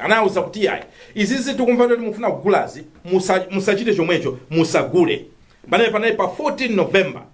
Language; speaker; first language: Nyanja; non-native, local second language; Tumbuka